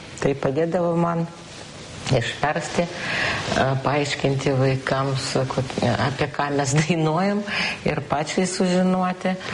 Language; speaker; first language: Lithuanian; non-native, local second language; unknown